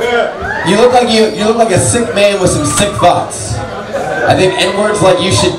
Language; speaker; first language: English; native; English